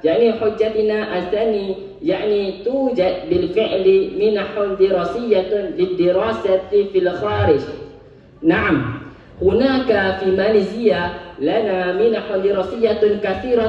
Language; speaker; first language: Arabic; non-native, learner; Malay